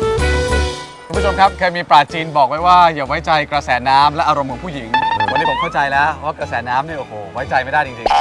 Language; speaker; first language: Thai; native; Thai